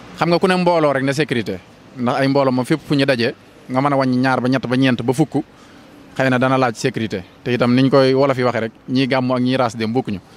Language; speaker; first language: Wolof; native; Wolof